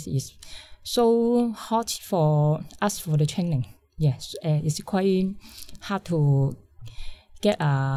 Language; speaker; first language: English; non-native, learner; Cantonese